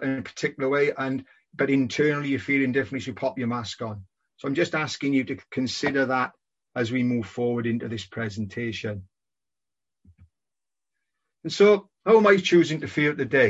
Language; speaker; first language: English; native; English